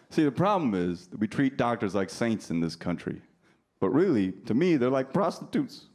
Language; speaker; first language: English; native; English